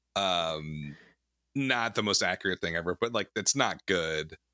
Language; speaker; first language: English; native; English